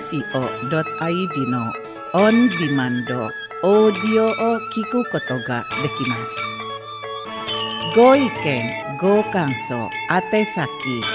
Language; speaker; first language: Japanese; non-native, fluent; Indonesian